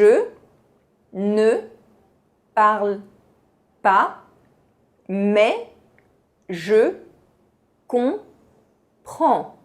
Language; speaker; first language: French; non-native, fluent; Portuguese